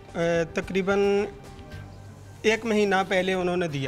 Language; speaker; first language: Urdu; non-native, local second language; Punjabi